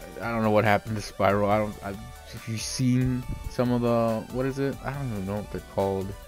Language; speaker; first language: English; native; English